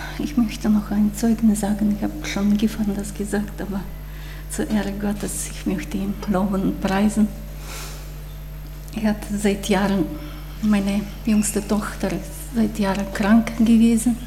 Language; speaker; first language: German; non-native, learner; Russian